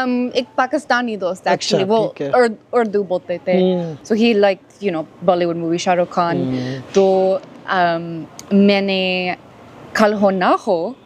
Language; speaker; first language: Hindi; non-native, learner; English